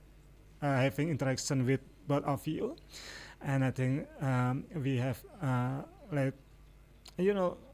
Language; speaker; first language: English; non-native, fluent; Indonesian